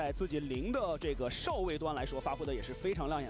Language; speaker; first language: Chinese; native; Chinese